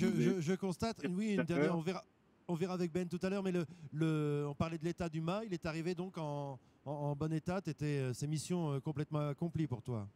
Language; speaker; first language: French; native; French